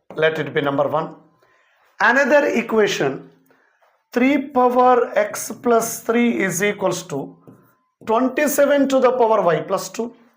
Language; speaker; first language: English; non-native, local second language; Telugu